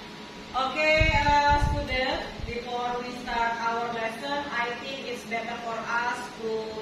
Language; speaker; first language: English; non-native, fluent; Indonesian